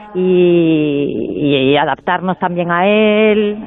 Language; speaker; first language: Spanish; native; Spanish